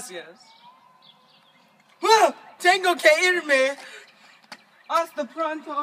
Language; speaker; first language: Spanish; non-native, learner; English